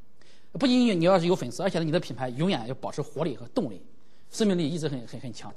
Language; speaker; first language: Chinese; native; Chinese